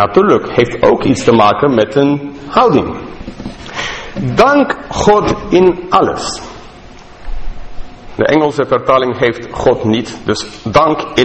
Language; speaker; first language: Dutch; non-native, fluent; English